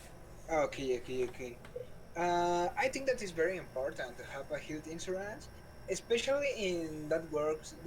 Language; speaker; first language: English; non-native, learner; Spanish